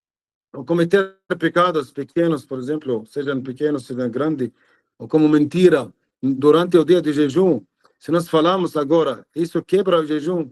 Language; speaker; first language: Portuguese; non-native, fluent; Arabic